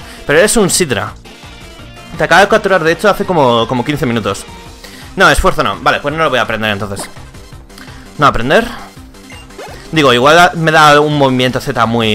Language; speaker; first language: Spanish; native; Spanish